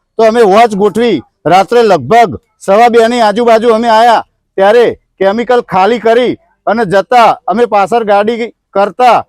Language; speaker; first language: Gujarati; native; Gujarati